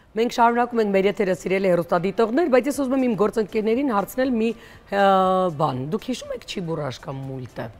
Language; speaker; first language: Armenian; native; Armenian